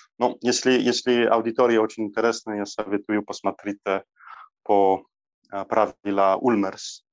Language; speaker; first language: Russian; non-native, learner; Polish